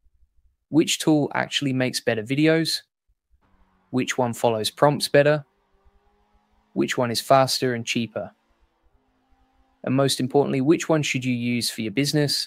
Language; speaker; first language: English; native; English